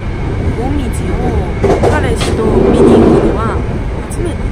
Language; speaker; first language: Japanese; non-native, fluent; Korean